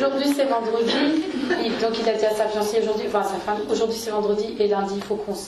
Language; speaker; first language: French; native; French